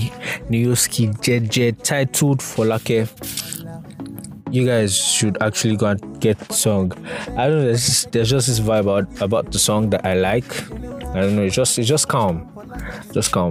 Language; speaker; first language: English; non-native, local second language; Yoruba